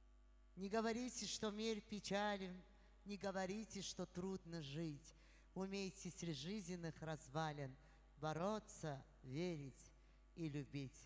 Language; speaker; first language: Russian; non-native, local second language; Uzbek